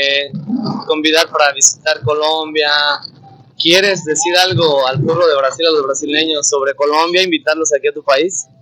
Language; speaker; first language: Spanish; non-native, fluent; Portuguese